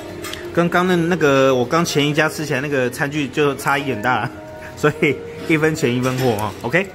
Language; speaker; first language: Chinese; native; Chinese